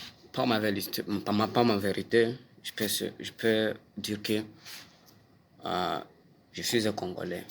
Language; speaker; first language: French; non-native, learner; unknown